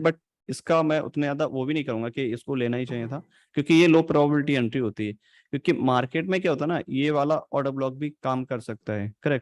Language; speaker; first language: Hindi; native; Hindi